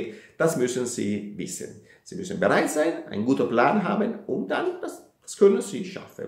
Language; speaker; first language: German; non-native, fluent; Italian